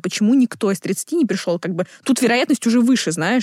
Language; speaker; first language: Russian; native; Russian